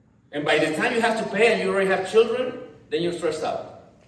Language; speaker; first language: English; non-native, fluent; Spanish